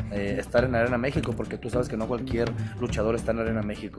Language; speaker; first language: Spanish; native; Spanish